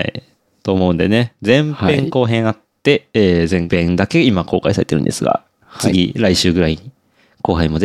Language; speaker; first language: Japanese; native; Japanese